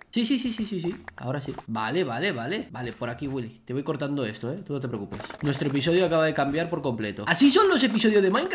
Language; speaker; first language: Spanish; native; Spanish